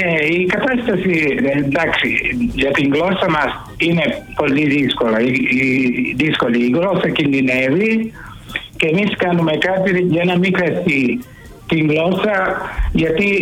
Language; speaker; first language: Greek; early bilingual, heritage; Greek